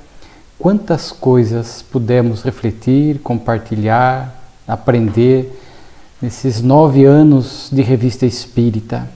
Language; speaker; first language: Portuguese; native; Portuguese